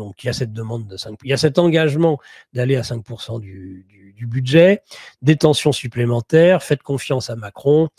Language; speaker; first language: French; native; French